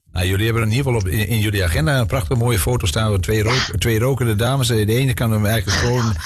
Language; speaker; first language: Dutch; native; Dutch